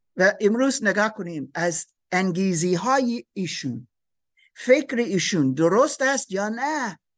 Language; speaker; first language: Persian; non-native, learner; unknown